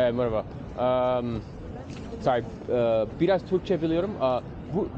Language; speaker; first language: Turkish; non-native, learner; English